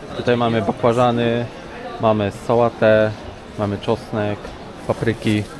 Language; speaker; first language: Polish; native; Polish